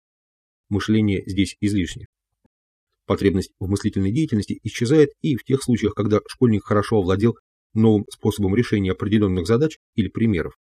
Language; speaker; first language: Russian; native; Russian